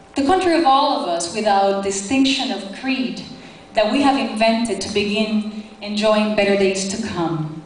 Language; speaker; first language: English; non-native, fluent; Spanish